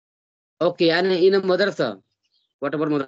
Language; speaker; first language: English; non-native, learner; Hindi